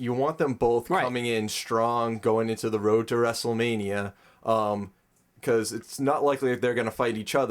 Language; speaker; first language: English; native; English